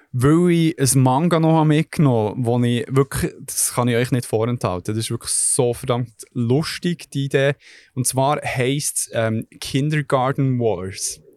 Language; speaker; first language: German; early bilingual, other home language; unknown